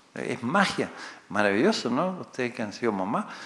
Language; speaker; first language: Spanish; native; Spanish